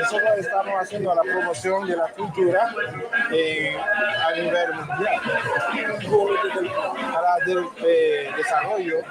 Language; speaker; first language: Spanish; non-native, learner; Haitian Creole